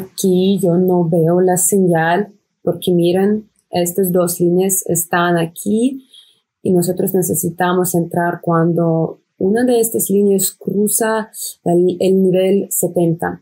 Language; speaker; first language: Spanish; non-native, fluent; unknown